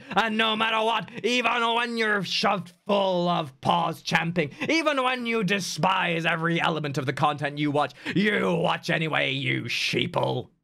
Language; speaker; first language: English; native; English